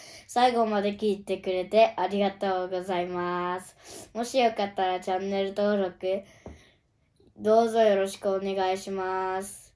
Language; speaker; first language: Japanese; early bilingual, other home language; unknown